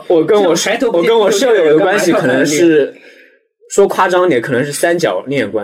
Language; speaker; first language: Chinese; native; Chinese